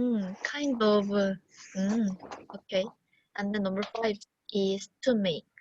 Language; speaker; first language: English; non-native, learner; Korean